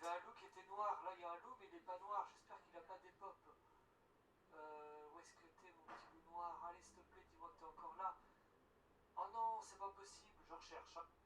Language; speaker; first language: French; native; French